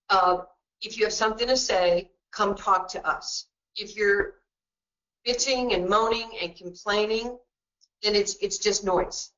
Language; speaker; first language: English; native; English